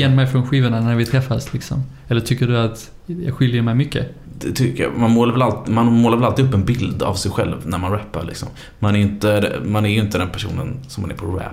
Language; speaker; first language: Swedish; native; Swedish